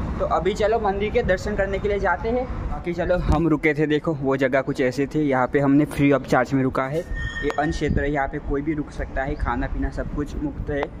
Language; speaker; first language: Hindi; non-native, local second language; Gujarati